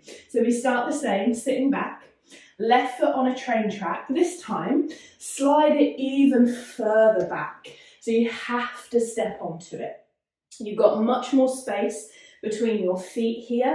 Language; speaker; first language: English; native; English